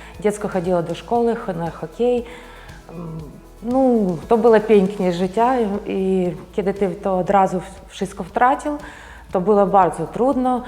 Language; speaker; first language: Polish; non-native, learner; Ukrainian